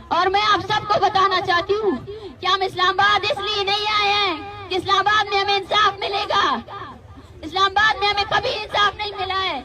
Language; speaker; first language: Urdu; non-native, local second language; Baluchi